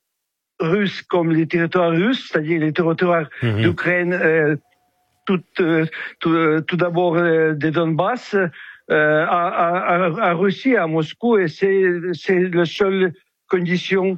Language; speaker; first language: French; non-native, fluent; Ukrainian